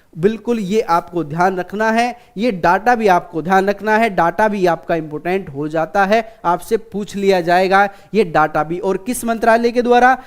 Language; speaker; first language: Hindi; native; Hindi